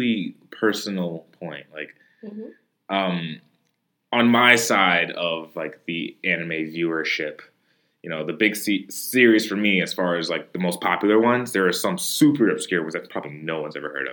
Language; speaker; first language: English; native; English